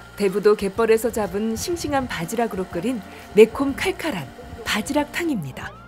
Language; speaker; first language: Korean; native; Korean